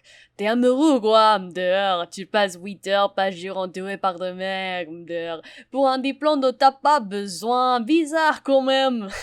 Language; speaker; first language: French; non-native, fluent; Spanish